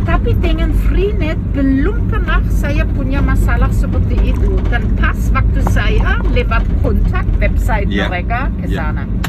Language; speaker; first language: Indonesian; non-native, fluent; German